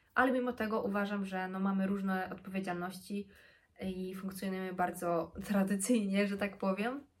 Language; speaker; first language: Polish; early bilingual, heritage; Polish